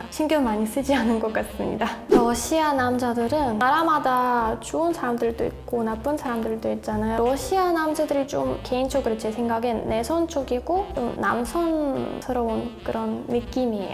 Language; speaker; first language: Korean; non-native, fluent; Russian